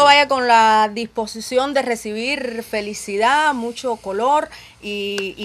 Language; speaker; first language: Spanish; native; Spanish